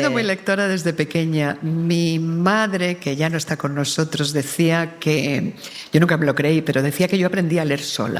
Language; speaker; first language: Spanish; native; Spanish